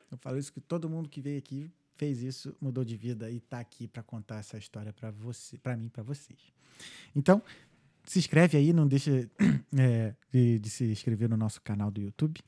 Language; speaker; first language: Portuguese; native; Portuguese